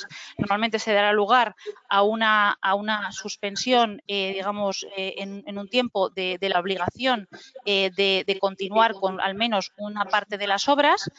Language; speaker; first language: Spanish; native; Spanish